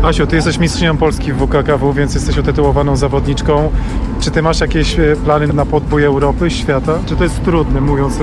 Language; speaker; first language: Polish; native; Polish